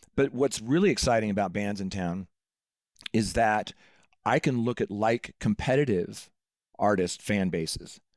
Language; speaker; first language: English; native; English